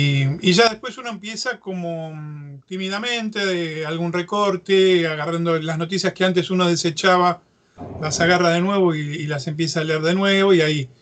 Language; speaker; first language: Spanish; native; Spanish